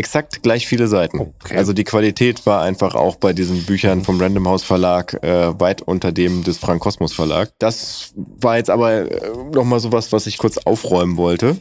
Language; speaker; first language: German; native; German